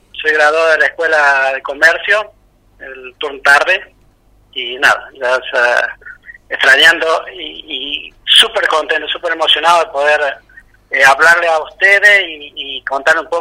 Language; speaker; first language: Spanish; native; Spanish